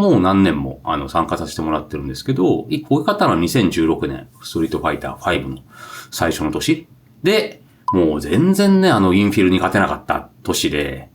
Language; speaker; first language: Japanese; native; Japanese